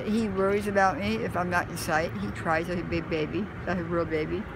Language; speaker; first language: English; native; English